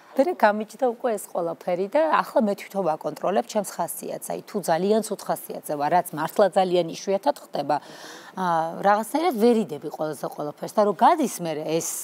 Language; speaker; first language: Georgian; native; Georgian